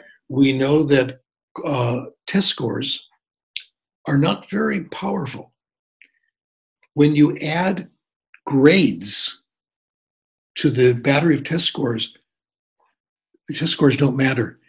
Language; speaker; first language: English; native; English